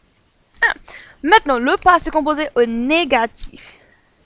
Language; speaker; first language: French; non-native, fluent; English